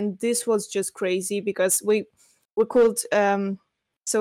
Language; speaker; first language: English; non-native, fluent; Russian